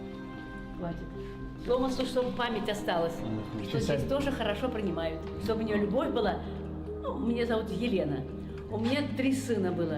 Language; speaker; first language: Russian; native; Russian